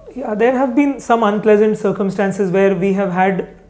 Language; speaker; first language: English; non-native, local second language; Hindi